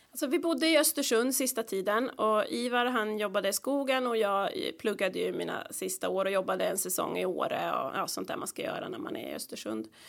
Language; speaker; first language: Swedish; native; Swedish